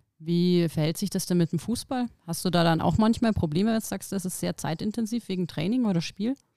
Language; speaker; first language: German; native; German